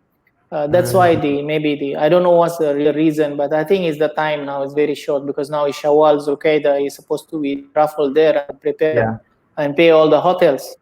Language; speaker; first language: English; non-native, learner; Indonesian